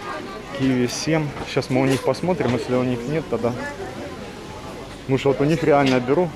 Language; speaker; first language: Russian; native; Russian